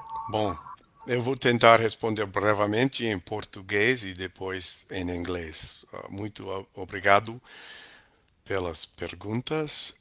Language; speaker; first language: Portuguese; non-native, learner; English